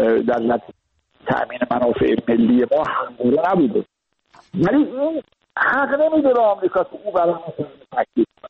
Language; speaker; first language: Persian; native; Persian